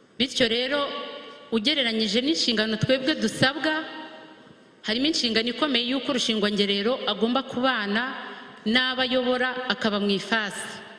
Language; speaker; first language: Kinyarwanda; native; Kinyarwanda